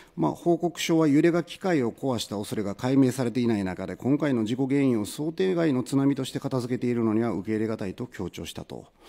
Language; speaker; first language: Japanese; native; Japanese